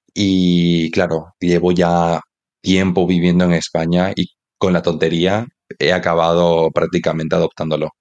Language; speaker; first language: Spanish; native; Spanish